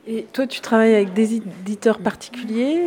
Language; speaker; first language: French; native; French